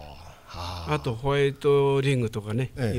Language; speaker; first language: Japanese; native; Japanese